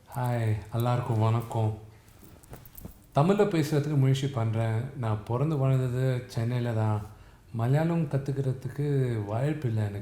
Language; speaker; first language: Tamil; non-native, local second language; Telugu